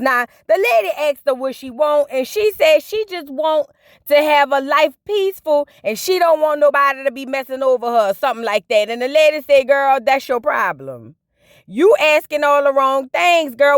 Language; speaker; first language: English; native; English